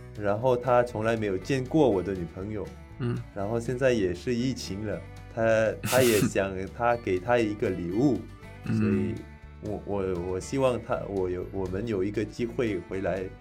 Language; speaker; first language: Chinese; non-native, learner; French